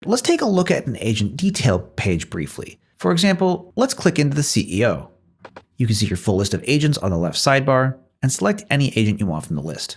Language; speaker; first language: English; native; English